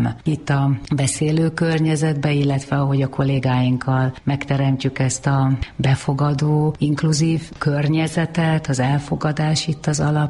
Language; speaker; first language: Hungarian; native; Hungarian